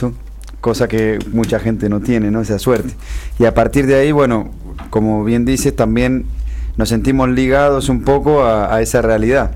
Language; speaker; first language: Spanish; native; Spanish